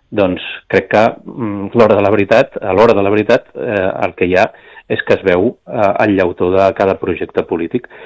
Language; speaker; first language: Catalan; native; Catalan